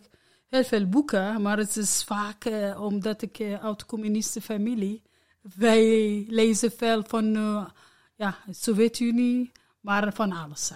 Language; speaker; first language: Dutch; non-native, learner; Arabic